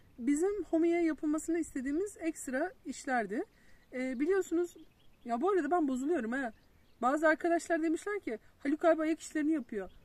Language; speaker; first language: Turkish; native; Turkish